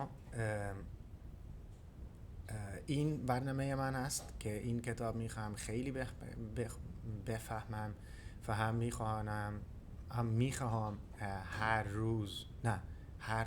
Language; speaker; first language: Persian; non-native, learner; Dutch